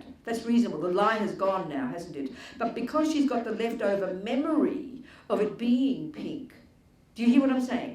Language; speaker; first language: English; native; English